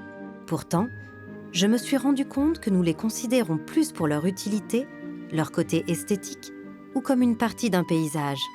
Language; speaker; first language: French; native; French